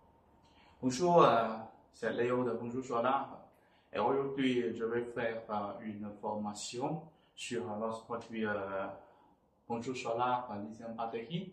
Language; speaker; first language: French; non-native, fluent; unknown